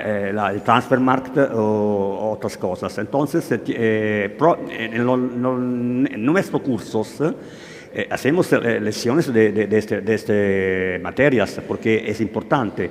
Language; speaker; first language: Spanish; non-native, learner; Italian